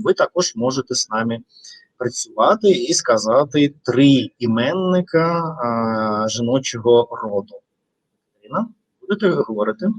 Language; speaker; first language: Ukrainian; non-native, fluent; Russian